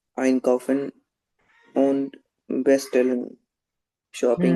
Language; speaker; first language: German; non-native, learner; Hindi